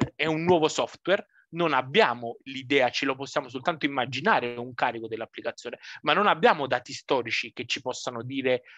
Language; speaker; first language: Italian; native; Italian